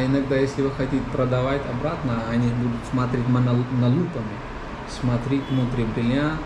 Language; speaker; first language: Russian; non-native, learner; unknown